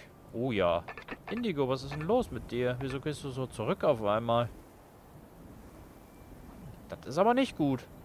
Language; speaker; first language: German; native; German